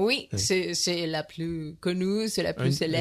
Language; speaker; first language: French; non-native, learner; Spanish